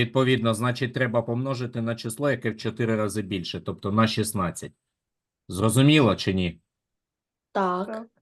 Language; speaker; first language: Ukrainian; native; Ukrainian